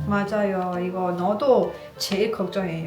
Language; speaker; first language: Korean; non-native, learner; Persian